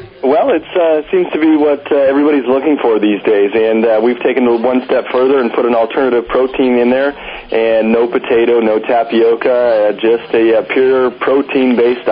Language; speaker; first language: English; native; English